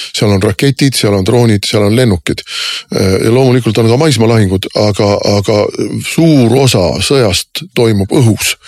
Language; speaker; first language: Estonian; native; Estonian